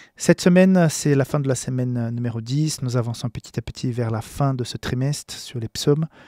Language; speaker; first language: French; non-native, fluent; Portuguese